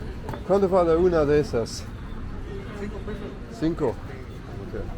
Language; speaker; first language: Spanish; non-native, learner; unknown